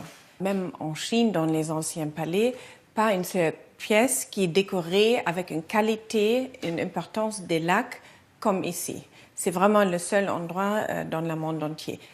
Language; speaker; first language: French; non-native, fluent; German